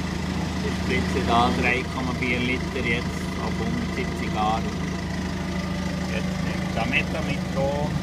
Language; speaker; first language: German; native; German